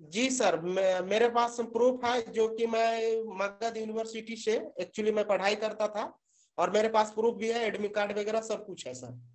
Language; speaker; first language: Hindi; native; Hindi